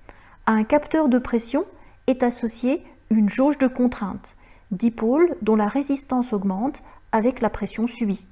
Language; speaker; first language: French; native; French